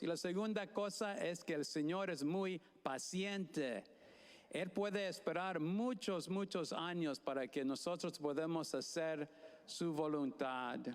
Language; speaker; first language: Spanish; non-native, fluent; English